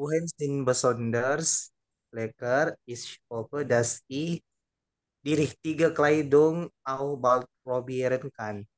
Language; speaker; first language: German; non-native, learner; Indonesian